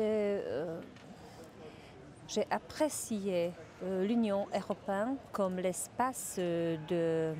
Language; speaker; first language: French; non-native, fluent; Czech